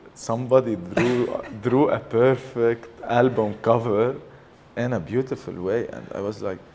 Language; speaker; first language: English; early bilingual, other home language; French